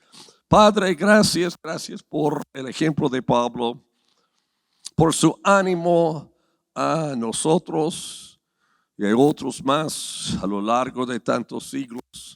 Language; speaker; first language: Spanish; non-native, fluent; English